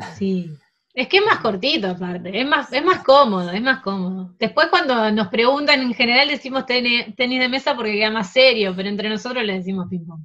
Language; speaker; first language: Spanish; early bilingual, heritage; Spanish